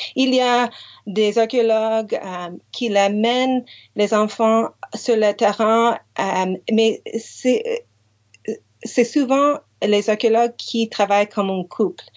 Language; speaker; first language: French; non-native, fluent; English